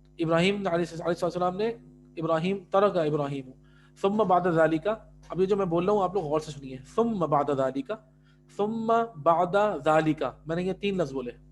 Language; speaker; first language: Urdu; native; Urdu